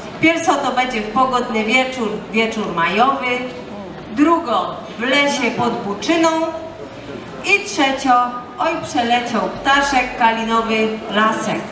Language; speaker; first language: Polish; native; Polish